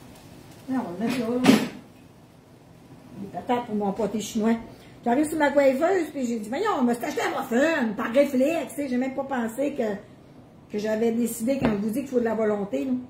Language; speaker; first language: French; native; French